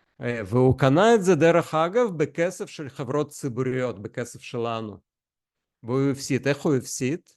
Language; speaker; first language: Hebrew; non-native, fluent; Russian